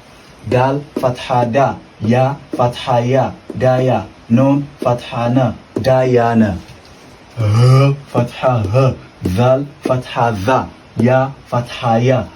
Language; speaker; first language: Arabic; non-native, fluent; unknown